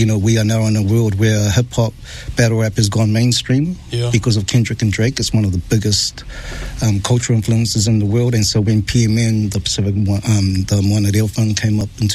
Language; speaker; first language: English; native; English